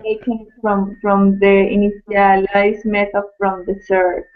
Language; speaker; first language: English; non-native, learner; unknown